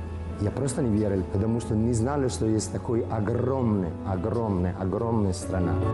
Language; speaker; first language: Russian; non-native, learner; Italian